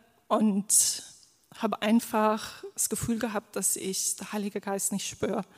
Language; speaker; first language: German; non-native, fluent; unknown